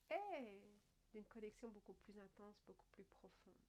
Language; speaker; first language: French; native; French